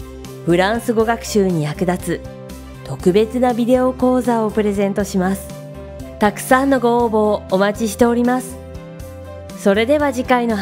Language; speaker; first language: Japanese; native; Japanese